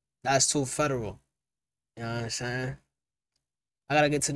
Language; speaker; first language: English; early bilingual, other home language; Spanish